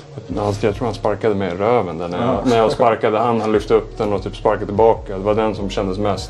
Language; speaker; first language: Swedish; native; Swedish